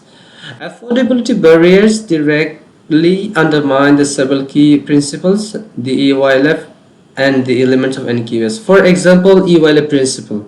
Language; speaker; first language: English; non-native, local second language; Bangla